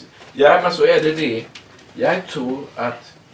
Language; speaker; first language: Swedish; non-native, learner; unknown